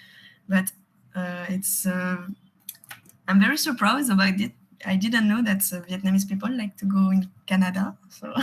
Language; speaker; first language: English; non-native, fluent; French